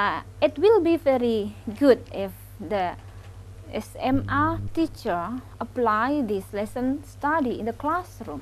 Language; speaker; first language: English; non-native, local second language; Indonesian